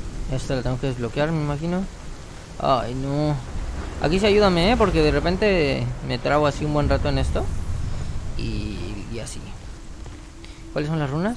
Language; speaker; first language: Spanish; native; Spanish